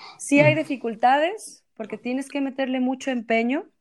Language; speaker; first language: Spanish; native; Spanish